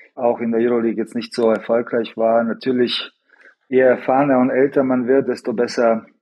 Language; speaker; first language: German; early bilingual, other home language; Bosnian